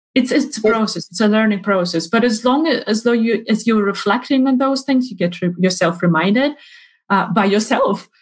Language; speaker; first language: English; non-native, fluent; Ukrainian